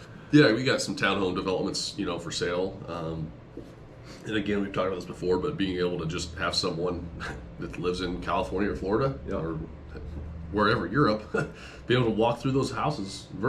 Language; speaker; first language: English; native; English